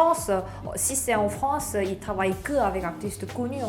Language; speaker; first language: French; non-native, learner; Korean